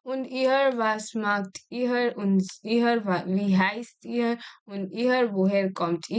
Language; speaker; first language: German; non-native, learner; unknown